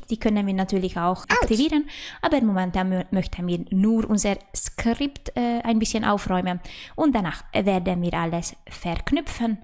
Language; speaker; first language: German; non-native, fluent; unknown